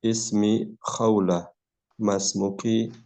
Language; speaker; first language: Arabic; non-native, learner; Indonesian